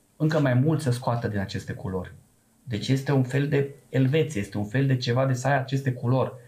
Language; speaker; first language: Romanian; non-native, local second language; Serbian